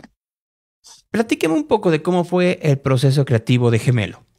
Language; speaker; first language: Spanish; native; Spanish